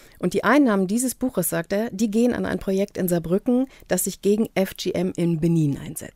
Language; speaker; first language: German; native; German